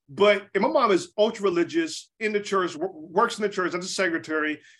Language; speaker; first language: English; native; English